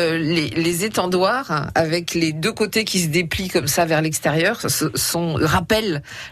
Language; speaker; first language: French; native; French